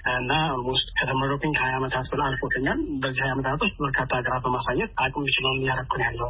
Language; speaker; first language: Amharic; native; Amharic